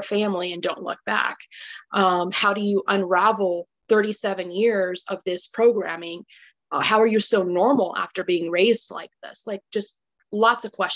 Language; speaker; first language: English; native; English